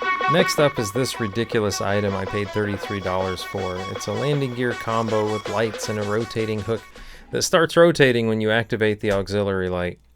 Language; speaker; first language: English; native; English